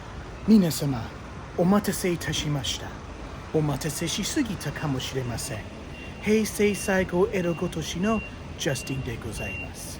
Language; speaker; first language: Japanese; non-native, fluent; English